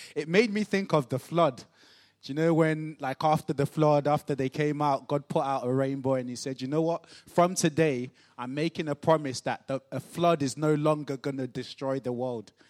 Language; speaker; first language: English; non-native, local second language; Yoruba